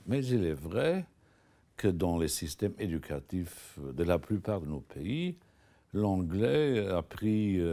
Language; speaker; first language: French; non-native, local second language; Luxembourgish